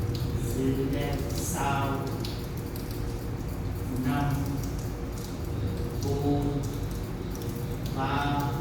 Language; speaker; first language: Vietnamese; non-native, fluent; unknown